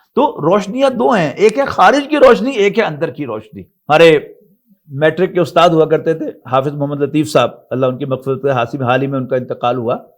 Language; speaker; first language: Urdu; non-native, local second language; Punjabi